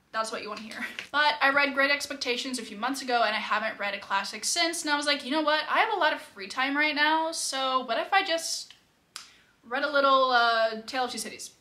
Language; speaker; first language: English; native; English